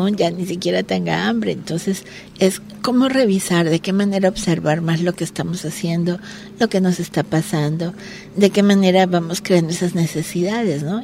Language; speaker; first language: Spanish; native; Spanish